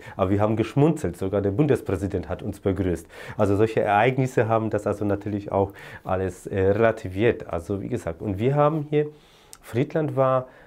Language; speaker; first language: German; non-native, fluent; Polish